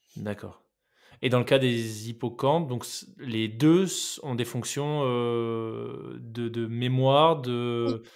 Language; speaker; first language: French; native; French